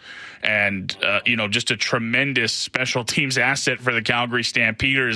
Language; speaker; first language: English; native; English